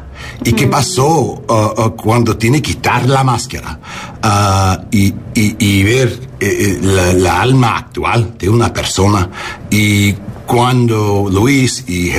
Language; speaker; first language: Spanish; non-native, learner; English